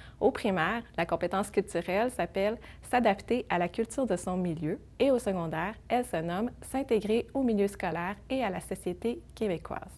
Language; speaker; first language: French; early bilingual, other home language; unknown